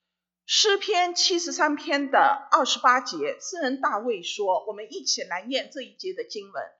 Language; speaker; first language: Chinese; native; Chinese